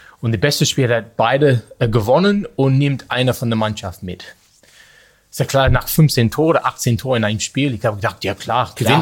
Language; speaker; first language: German; non-native, learner; English